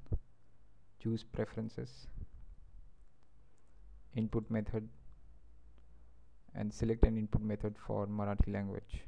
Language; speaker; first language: English; non-native, local second language; Marathi